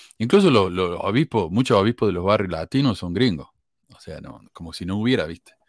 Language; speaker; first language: Spanish; native; Spanish